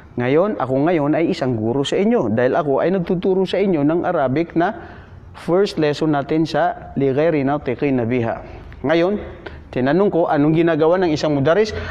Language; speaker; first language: Filipino; non-native, local second language; Maranao